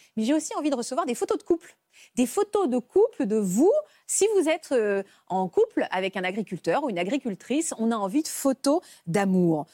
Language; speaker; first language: French; native; French